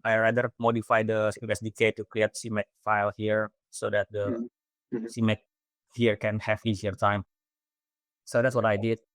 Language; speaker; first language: English; non-native, fluent; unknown